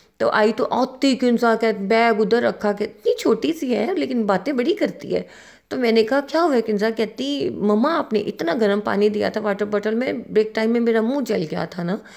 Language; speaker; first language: Urdu; native; Urdu